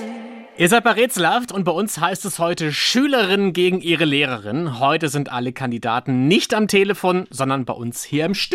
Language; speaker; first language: German; native; German